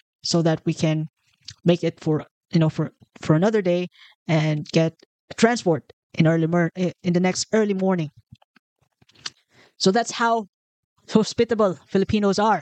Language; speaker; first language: English; non-native, local second language; Filipino